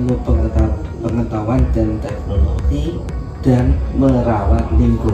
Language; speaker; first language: Indonesian; native; Indonesian